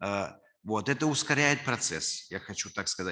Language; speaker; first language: Russian; non-native, fluent; French